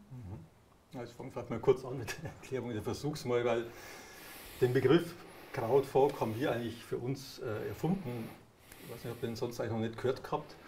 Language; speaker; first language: German; native; German